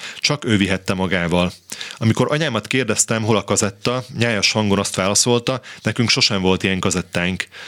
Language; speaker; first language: Hungarian; native; Hungarian